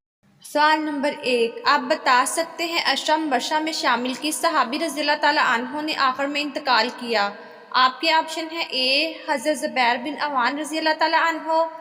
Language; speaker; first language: Urdu; native; Urdu